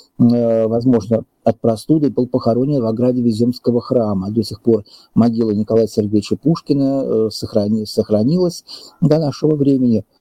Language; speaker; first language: Russian; native; Russian